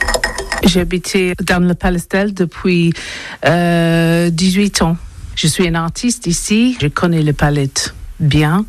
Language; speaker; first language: French; non-native, learner; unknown